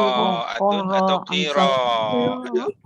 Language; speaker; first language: Arabic; non-native, fluent; Malay